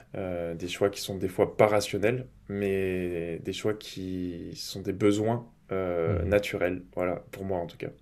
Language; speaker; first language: French; native; French